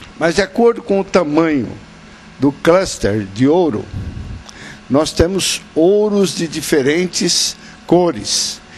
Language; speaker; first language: Portuguese; native; Portuguese